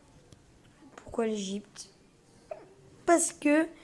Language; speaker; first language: French; early bilingual, other home language; Portuguese